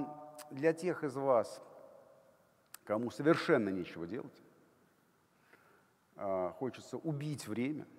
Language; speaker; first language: Russian; native; Russian